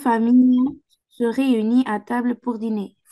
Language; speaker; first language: French; non-native, learner; Arabic